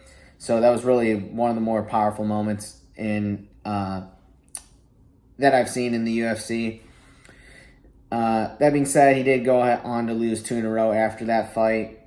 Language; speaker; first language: English; native; English